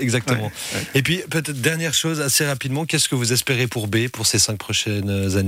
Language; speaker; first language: French; native; French